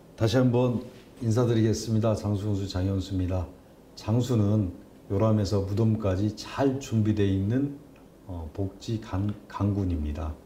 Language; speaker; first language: Korean; native; Korean